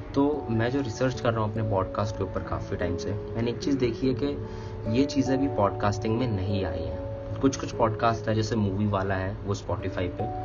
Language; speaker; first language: Hindi; native; Hindi